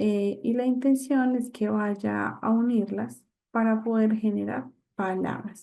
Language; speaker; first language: Spanish; native; Spanish